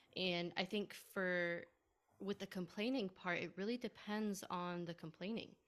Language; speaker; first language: English; native; English